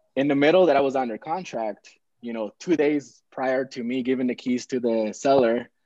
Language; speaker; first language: English; early bilingual, other home language; Spanish